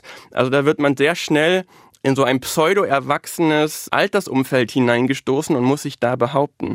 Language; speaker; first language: German; native; German